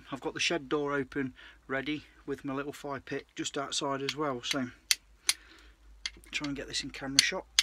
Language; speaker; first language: English; native; English